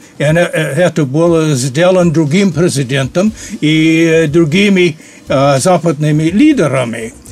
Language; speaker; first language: Russian; non-native, fluent; English